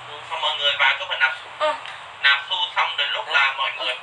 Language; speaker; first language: Vietnamese; native; Vietnamese